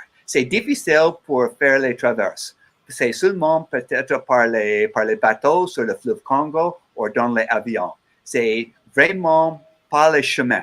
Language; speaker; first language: French; non-native, learner; English